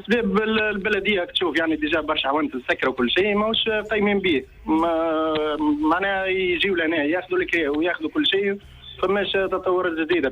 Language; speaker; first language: Arabic; native; Arabic